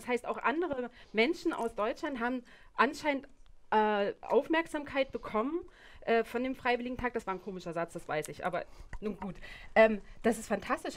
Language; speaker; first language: German; native; German